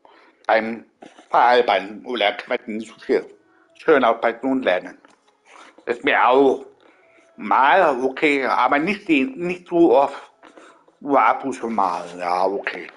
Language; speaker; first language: German; non-native, learner; Vietnamese